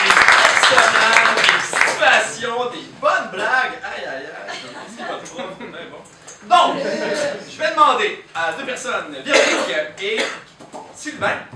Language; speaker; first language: French; native; French